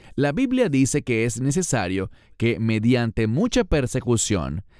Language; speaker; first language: Spanish; non-native, fluent; Hebrew